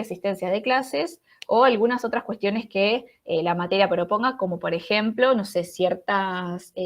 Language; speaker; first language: Spanish; native; Spanish